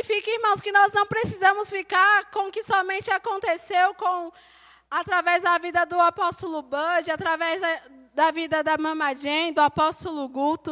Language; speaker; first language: Portuguese; native; Portuguese